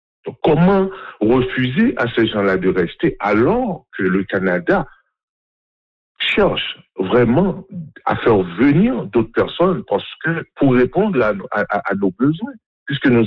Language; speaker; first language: French; non-native, local second language; Haitian Creole